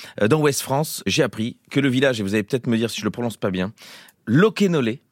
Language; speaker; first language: French; native; French